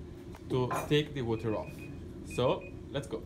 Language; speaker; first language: English; non-native, learner; Italian